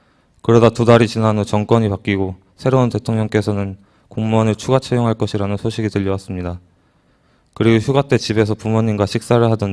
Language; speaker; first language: Korean; native; Korean